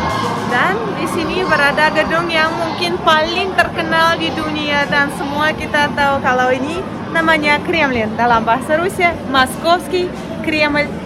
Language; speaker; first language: Indonesian; non-native, fluent; Russian